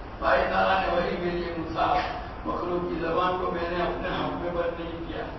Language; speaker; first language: Urdu; non-native, local second language; Gujarati